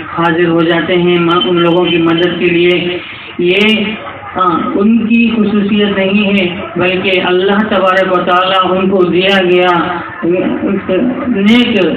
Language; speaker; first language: Urdu; native; Urdu